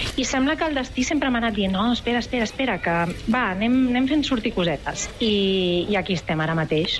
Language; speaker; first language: Catalan; native; Catalan